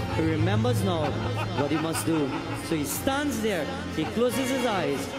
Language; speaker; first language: English; native; English